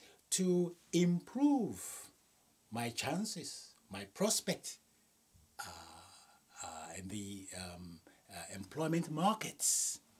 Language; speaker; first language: English; non-native, local second language; Yoruba